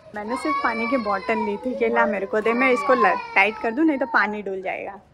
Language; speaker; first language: Hindi; non-native, local second language; Gujarati